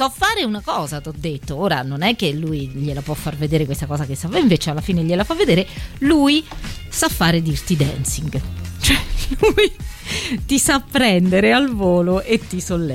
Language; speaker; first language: Italian; native; Italian